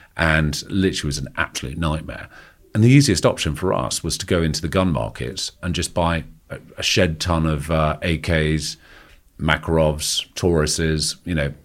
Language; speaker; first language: English; native; English